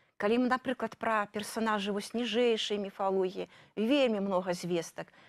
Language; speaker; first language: Belarusian; native; Belarusian